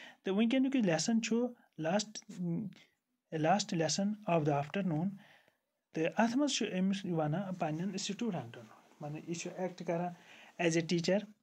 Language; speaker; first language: English; non-native, local second language; Kashmiri